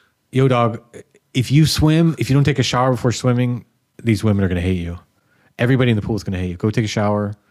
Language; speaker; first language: English; native; English